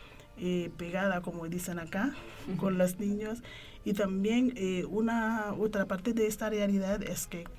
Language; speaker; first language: Spanish; non-native, fluent; Haitian Creole